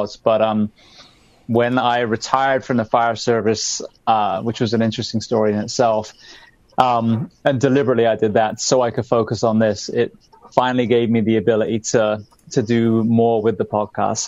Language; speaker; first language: English; native; English